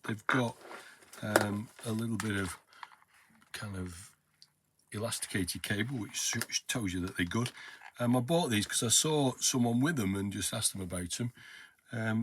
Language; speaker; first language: English; native; English